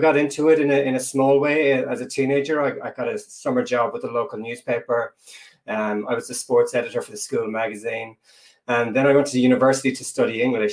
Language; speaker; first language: English; native; English